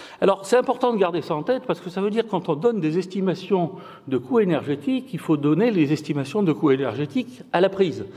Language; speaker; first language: French; native; French